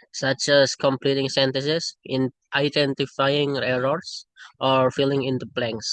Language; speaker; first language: English; non-native, learner; Indonesian